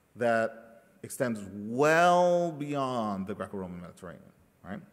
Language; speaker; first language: English; early bilingual, other home language; Spanish